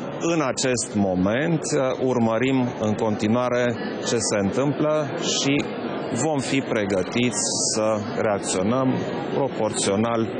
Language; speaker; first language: Romanian; non-native, local second language; German